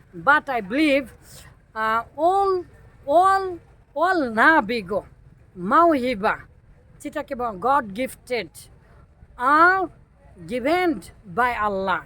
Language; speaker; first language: English; non-native, local second language; Bangla